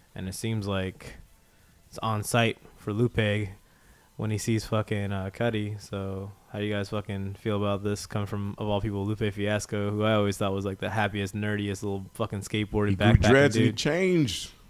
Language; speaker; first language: English; native; English